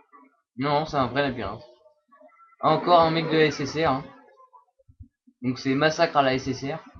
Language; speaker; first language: French; native; French